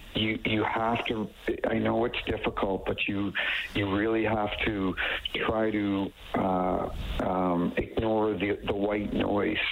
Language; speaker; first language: English; native; English